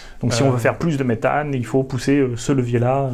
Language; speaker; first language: French; native; French